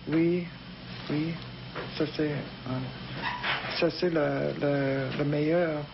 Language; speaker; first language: French; non-native, learner; English